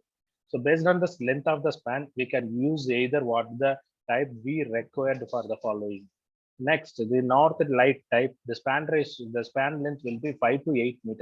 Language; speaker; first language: English; non-native, local second language; Tamil